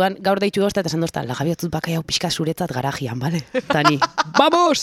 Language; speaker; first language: Basque; native; Basque